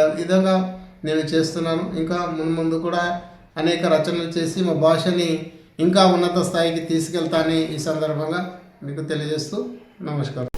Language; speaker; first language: Telugu; non-native, local second language; Gondi